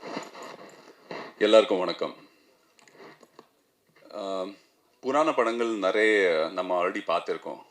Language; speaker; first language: Tamil; non-native, fluent; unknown